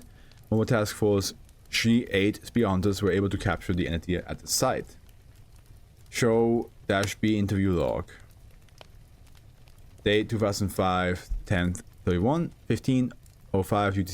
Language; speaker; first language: English; non-native, fluent; German